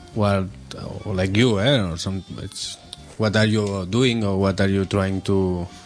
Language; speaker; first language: English; non-native, learner; Catalan